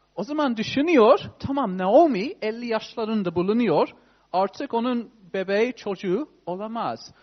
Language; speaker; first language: Turkish; non-native, fluent; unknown